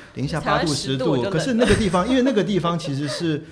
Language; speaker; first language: Chinese; native; Chinese